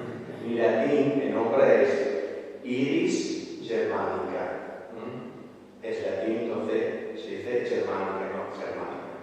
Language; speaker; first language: Spanish; non-native, fluent; Italian